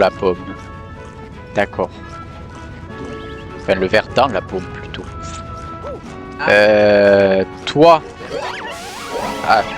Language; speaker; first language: French; native; French